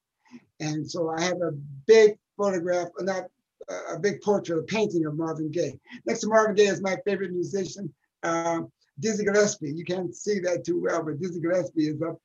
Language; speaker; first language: English; native; English